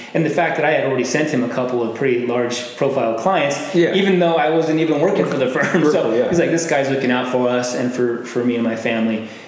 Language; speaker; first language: English; native; English